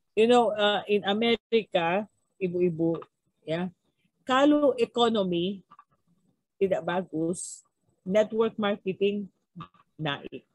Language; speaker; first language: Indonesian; non-native, learner; Filipino